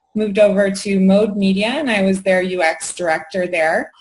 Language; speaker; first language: English; native; English